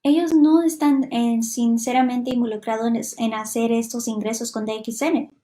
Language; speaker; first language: Spanish; non-native, fluent; Hungarian